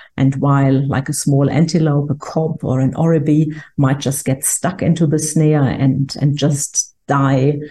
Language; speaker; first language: English; non-native, fluent; German